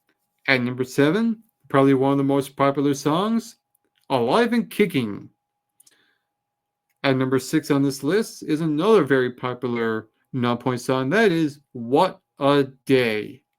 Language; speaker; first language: English; native; English